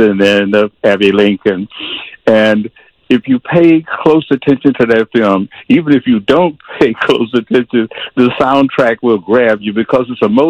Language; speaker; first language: English; native; English